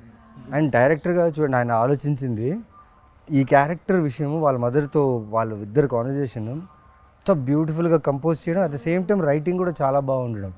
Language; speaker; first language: Telugu; native; Telugu